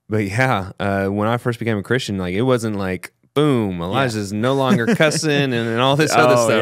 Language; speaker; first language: English; native; English